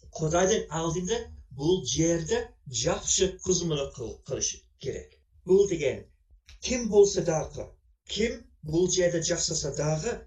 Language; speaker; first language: Kyrgyz; non-native, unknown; English